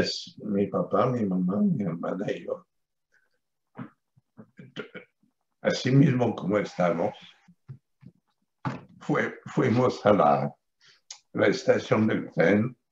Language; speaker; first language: Spanish; non-native, fluent; French